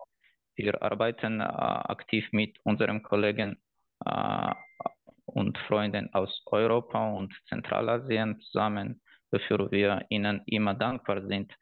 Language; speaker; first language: German; non-native, fluent; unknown